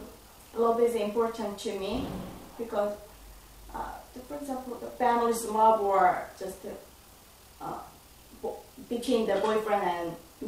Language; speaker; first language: English; non-native, learner; Korean